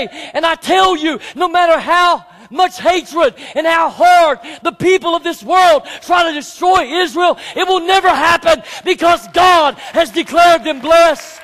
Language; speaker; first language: English; native; English